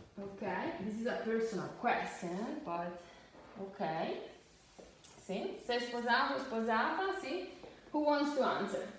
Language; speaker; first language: English; non-native, fluent; Italian